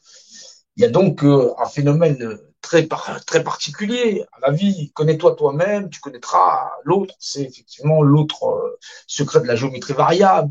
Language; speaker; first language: French; native; French